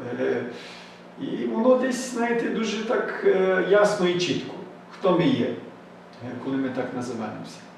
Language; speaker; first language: Ukrainian; early bilingual, heritage; Ukrainian